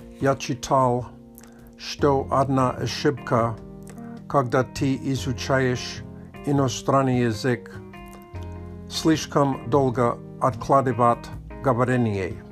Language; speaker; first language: Russian; non-native, learner; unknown